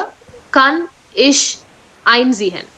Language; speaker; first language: German; non-native, learner; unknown